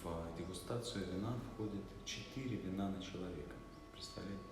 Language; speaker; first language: Russian; native; Russian